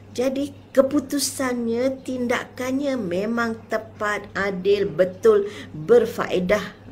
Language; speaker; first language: Malay; native; Malay